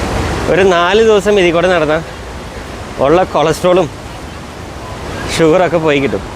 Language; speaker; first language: Malayalam; native; Malayalam